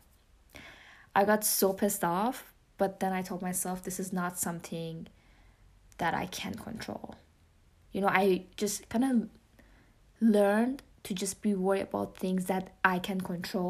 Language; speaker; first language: English; non-native, fluent; Persian